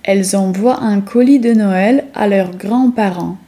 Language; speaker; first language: French; non-native, fluent; Polish